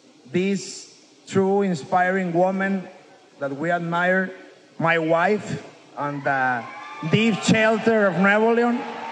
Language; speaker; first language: English; non-native, fluent; Spanish